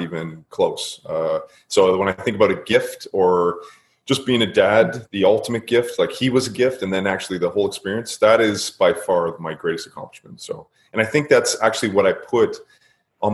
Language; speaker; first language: English; native; English